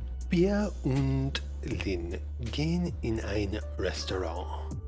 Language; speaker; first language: German; non-native, learner; English